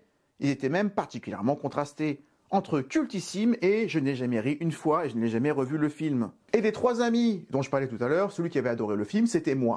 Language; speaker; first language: French; native; French